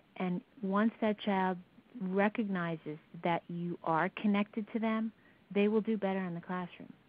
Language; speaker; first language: English; native; English